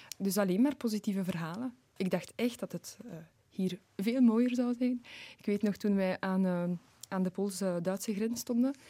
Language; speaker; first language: Dutch; early bilingual, other home language; Polish